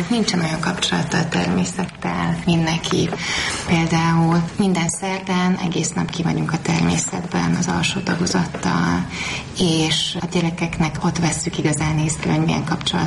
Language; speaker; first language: Hungarian; native; Hungarian